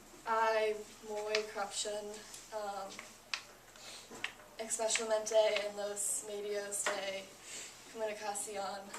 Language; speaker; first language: Spanish; non-native, learner; English